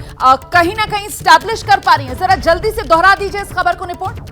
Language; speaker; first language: Hindi; native; Hindi